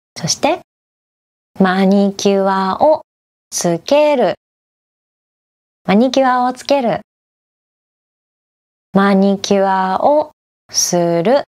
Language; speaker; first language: Japanese; native; Japanese